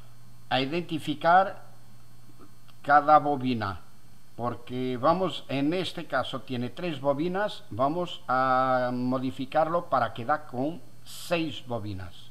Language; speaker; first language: Spanish; non-native, fluent; Portuguese